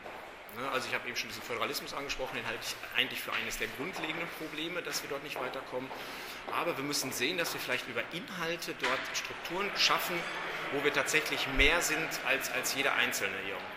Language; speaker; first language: German; native; German